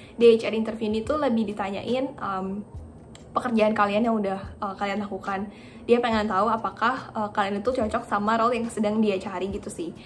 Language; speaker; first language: Indonesian; native; Indonesian